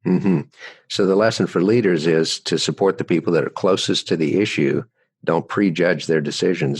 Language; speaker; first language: English; native; English